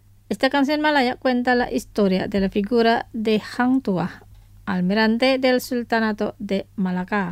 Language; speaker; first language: Spanish; non-native, fluent; Indonesian